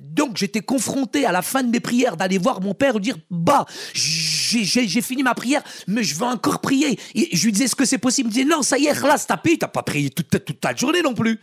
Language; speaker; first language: French; early bilingual, other home language; Arabic